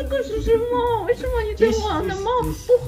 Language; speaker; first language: Chinese; non-native, learner; Russian